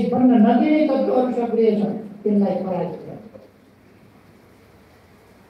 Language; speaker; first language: Nepali; native; Nepali